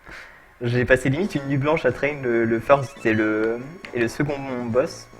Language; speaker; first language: French; native; French